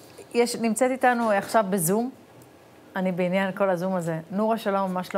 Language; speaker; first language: Hebrew; native; Hebrew